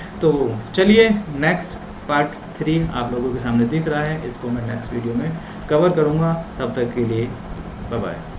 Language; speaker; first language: Hindi; native; Hindi